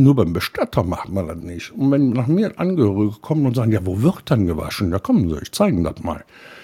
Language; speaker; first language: German; native; German